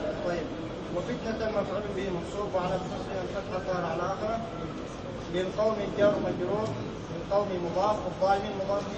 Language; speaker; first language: Arabic; non-native, learner; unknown